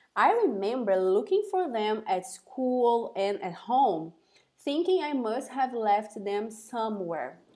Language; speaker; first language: English; non-native, fluent; Portuguese